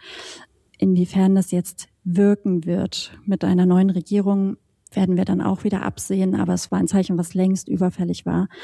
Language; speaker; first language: German; native; German